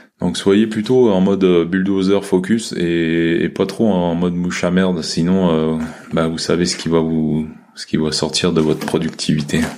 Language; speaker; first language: French; native; French